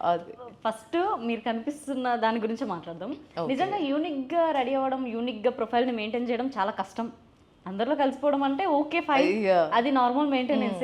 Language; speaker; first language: Telugu; native; Telugu